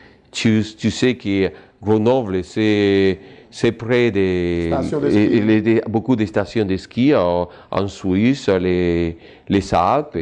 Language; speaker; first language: French; non-native, fluent; Spanish